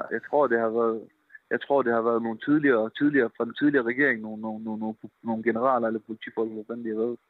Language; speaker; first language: Danish; early bilingual, other home language; Persian